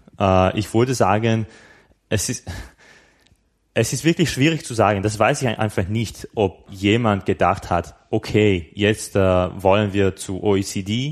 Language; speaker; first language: German; non-native, fluent; Slovak